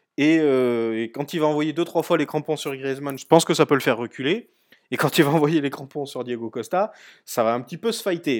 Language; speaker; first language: French; native; French